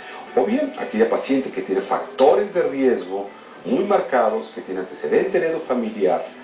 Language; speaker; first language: Spanish; native; Spanish